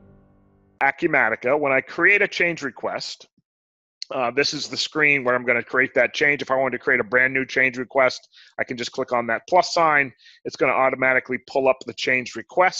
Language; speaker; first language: English; native; English